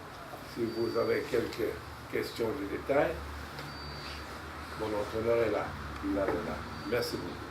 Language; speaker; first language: French; non-native, fluent; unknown